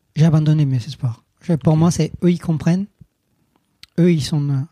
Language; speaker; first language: French; non-native, fluent; Spanish